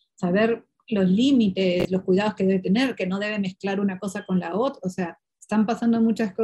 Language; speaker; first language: Spanish; non-native, local second language; Portuguese